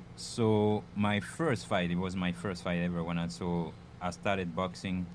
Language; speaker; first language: English; non-native, fluent; French